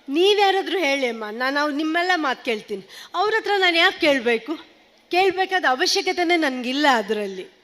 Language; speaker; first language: Kannada; native; Kannada